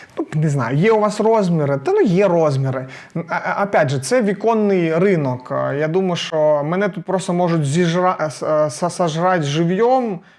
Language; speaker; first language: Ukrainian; native; Ukrainian